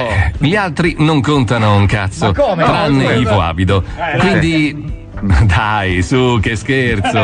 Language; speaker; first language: Italian; native; Italian